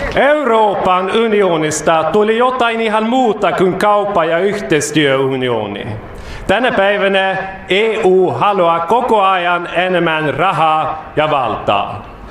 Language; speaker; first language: Finnish; non-native, fluent; Swedish